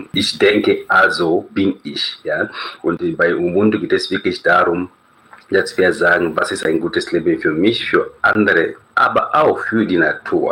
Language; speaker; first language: German; non-native, fluent; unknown